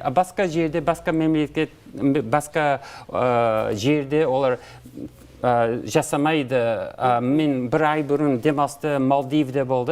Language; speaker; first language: Kazakh; non-native, learner; English